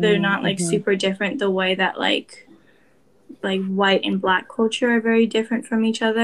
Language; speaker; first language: English; native; English